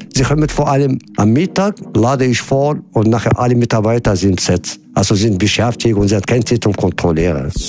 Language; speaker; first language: German; non-native, learner; Arabic